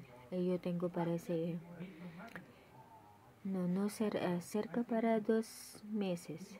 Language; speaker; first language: Spanish; non-native, learner; Filipino